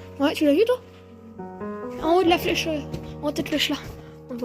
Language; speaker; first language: French; native; French